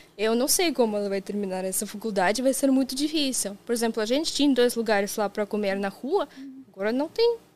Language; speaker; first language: Portuguese; non-native, fluent; Russian